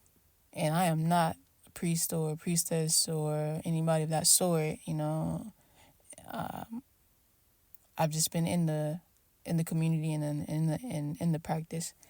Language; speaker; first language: English; native; English